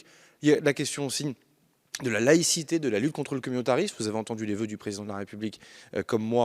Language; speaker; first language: French; native; French